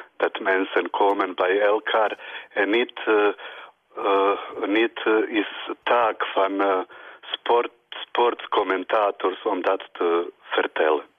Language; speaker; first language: Dutch; non-native, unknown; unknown